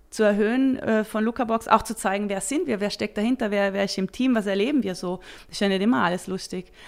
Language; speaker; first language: German; native; German